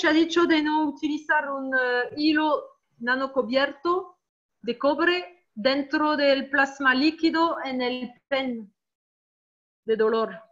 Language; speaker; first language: Spanish; non-native, learner; French